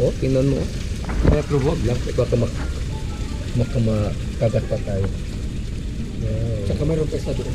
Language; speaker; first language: Filipino; non-native, local second language; Cebuano